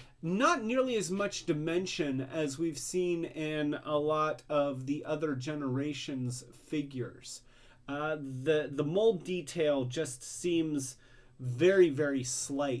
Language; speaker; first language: English; native; English